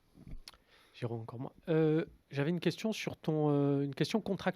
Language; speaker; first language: French; native; French